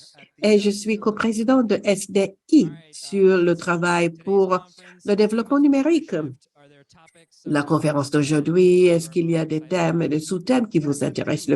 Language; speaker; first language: French; non-native, fluent; English